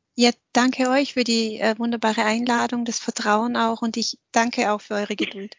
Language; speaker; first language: German; early bilingual, other home language; Vietnamese